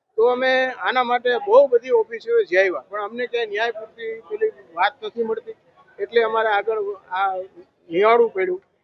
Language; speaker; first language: Gujarati; native; Gujarati